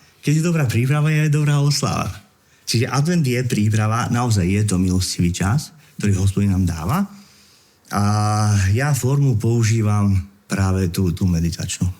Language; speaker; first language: Slovak; native; Slovak